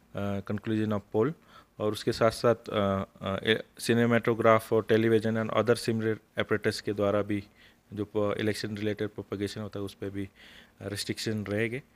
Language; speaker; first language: Hindi; non-native, local second language; Marathi